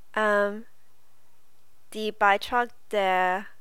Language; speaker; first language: German; non-native, learner; English